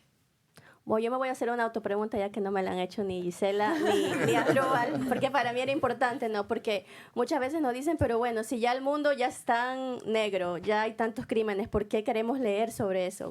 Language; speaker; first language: Spanish; native; Spanish